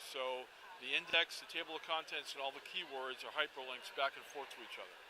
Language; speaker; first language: English; native; English